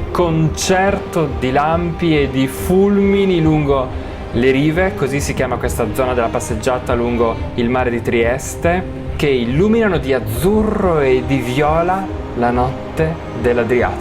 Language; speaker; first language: Italian; native; Italian